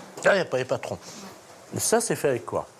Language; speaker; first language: French; native; French